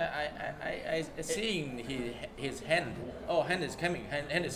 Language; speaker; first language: English; non-native, learner; Japanese